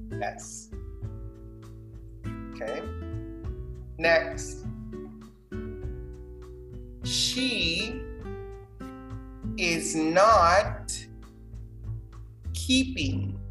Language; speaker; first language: English; non-native, fluent; Spanish